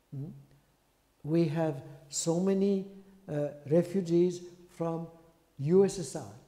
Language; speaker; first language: English; non-native, fluent; French